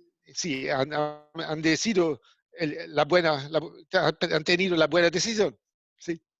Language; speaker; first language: Spanish; non-native, fluent; German